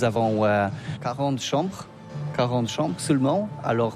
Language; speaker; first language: French; non-native, learner; Polish